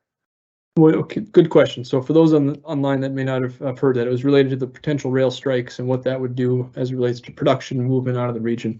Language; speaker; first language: English; native; English